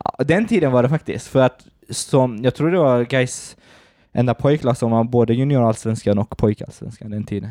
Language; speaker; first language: Swedish; early bilingual, other home language; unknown